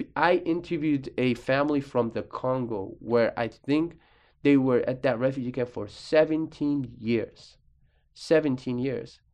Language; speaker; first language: English; early bilingual, other home language; Arabic